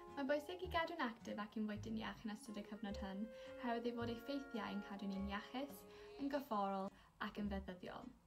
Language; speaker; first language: Welsh; non-native, local second language; English